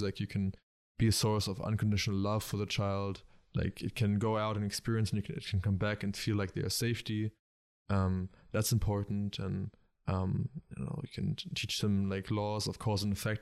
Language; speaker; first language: English; early bilingual, other home language; German